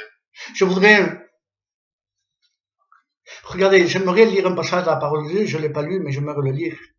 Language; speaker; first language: French; native; French